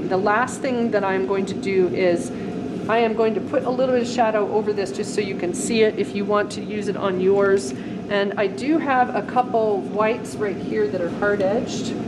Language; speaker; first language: English; native; English